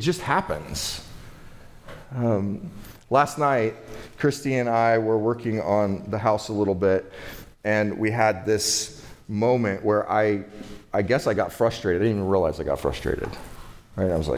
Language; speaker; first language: English; native; English